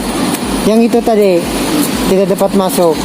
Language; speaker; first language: Indonesian; non-native, learner; Filipino